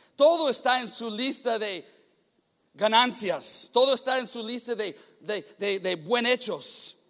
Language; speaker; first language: Spanish; non-native, fluent; English